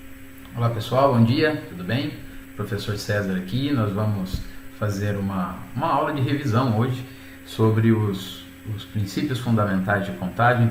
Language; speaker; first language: Portuguese; native; Portuguese